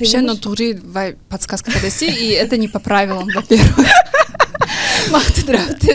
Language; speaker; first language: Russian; early bilingual, other home language; Tajik